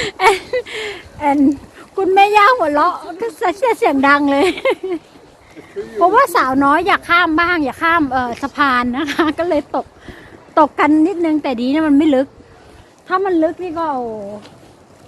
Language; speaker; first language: Thai; native; Thai